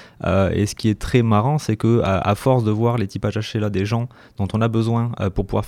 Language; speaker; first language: French; native; French